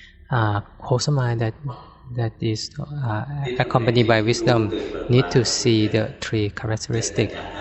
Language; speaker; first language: English; non-native, fluent; Thai